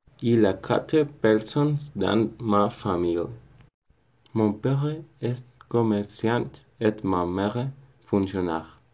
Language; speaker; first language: French; non-native, learner; Spanish